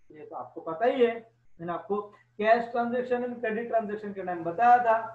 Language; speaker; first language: Hindi; non-native, local second language; Gujarati